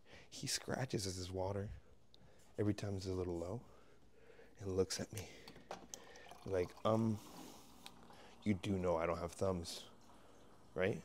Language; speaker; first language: English; early bilingual, other home language; Spanish